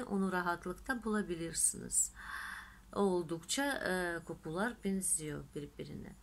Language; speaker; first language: Turkish; non-native, fluent; Russian